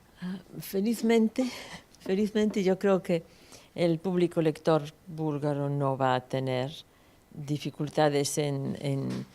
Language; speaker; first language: Spanish; non-native, fluent; Bulgarian